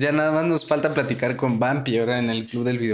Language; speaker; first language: Spanish; native; Spanish